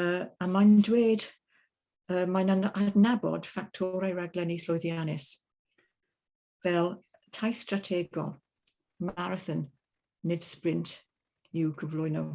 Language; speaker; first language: Welsh; non-native, learner; English